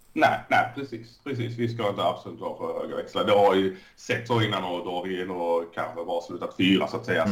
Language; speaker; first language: Swedish; early bilingual, other home language; Persian